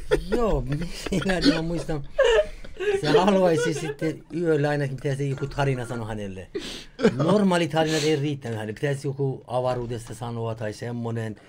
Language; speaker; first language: Finnish; non-native, fluent; Persian